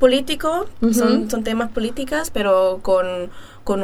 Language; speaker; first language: Spanish; early bilingual, heritage; German